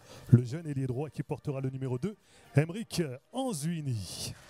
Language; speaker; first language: French; native; French